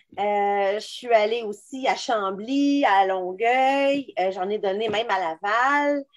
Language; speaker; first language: French; native; French